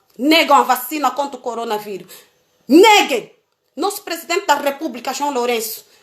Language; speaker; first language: Portuguese; native; Portuguese